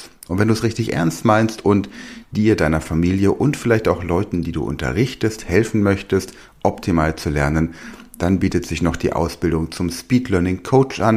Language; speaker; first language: German; native; German